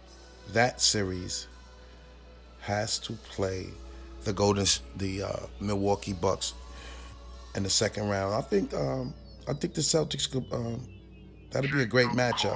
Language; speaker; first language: English; native; English